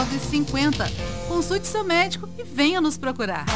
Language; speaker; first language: Portuguese; native; Portuguese